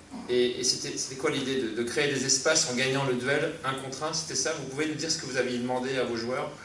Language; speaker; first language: French; native; French